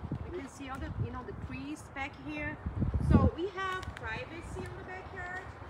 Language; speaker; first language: English; non-native, fluent; Portuguese